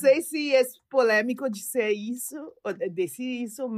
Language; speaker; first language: Portuguese; non-native, fluent; English